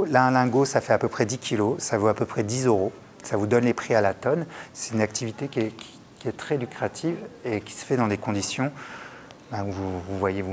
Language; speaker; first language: French; native; French